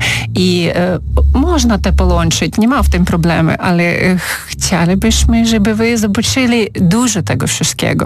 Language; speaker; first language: Polish; non-native, fluent; Ukrainian